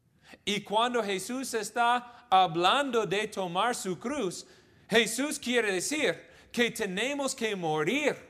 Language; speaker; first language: Spanish; non-native, fluent; English